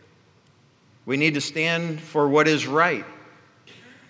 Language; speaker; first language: English; native; English